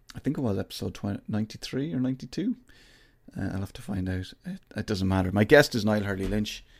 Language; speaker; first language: English; native; English